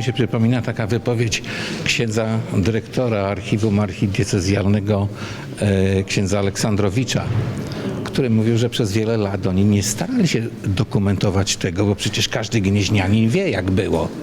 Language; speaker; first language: Polish; native; Polish